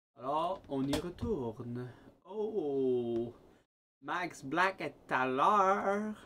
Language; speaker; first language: French; native; French